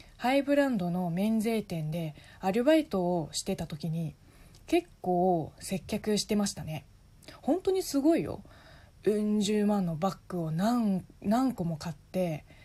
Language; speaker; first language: Japanese; non-native, fluent; Chinese